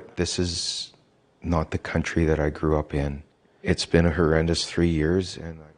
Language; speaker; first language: English; native; English